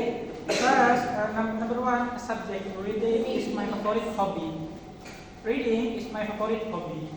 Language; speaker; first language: English; non-native, learner; Indonesian